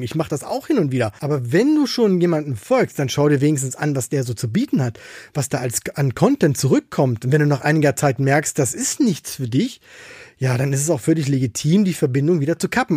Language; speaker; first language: German; native; German